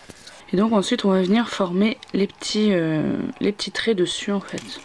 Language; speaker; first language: French; native; French